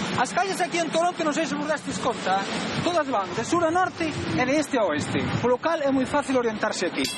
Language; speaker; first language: Galician; native; Galician